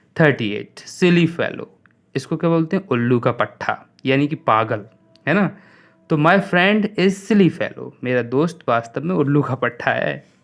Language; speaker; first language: Hindi; native; Hindi